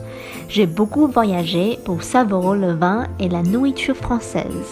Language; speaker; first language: French; non-native, fluent; Chinese